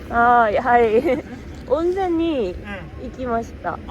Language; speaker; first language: Japanese; non-native, learner; Korean